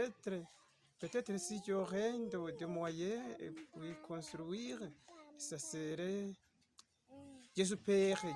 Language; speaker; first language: French; non-native, local second language; Rundi